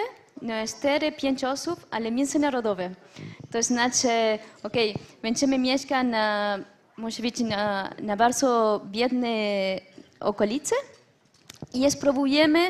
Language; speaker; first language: Polish; non-native, learner; French